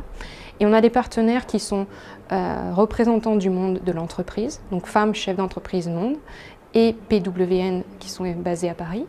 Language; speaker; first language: French; native; French